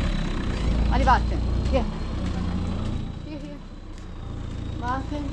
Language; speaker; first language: German; non-native, fluent; Italian